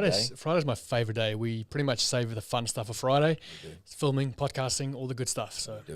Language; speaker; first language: English; native; English